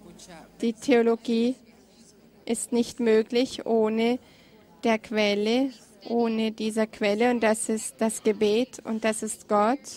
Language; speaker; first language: German; non-native, fluent; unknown